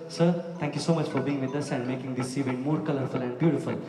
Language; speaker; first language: English; non-native, local second language; Kannada